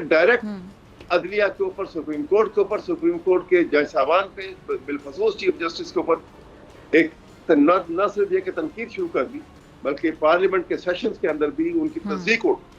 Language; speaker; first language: Urdu; native; Urdu